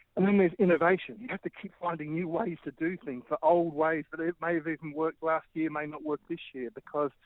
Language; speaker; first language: English; native; English